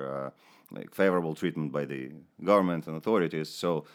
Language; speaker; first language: English; non-native, fluent; Russian